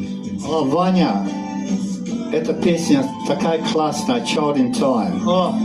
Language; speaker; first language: Russian; non-native, learner; English